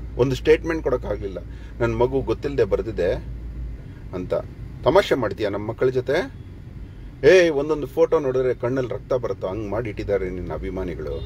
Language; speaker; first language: Kannada; native; Kannada